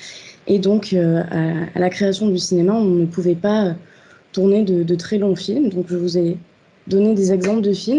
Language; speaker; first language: French; native; French